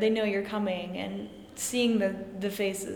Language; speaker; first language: English; native; English